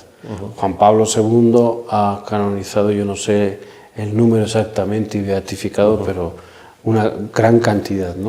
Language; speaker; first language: Spanish; native; Spanish